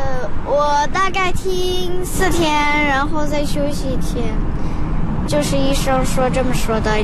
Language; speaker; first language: Chinese; non-native, local second language; Uyghur